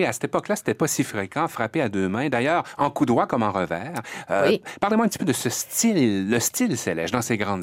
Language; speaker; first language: French; native; French